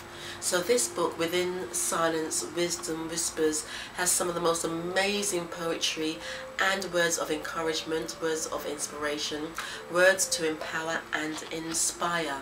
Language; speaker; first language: English; native; English